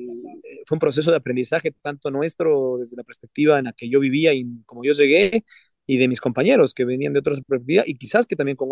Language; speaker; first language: Spanish; native; Spanish